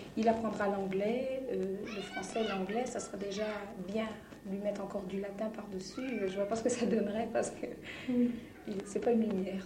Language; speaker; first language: French; native; French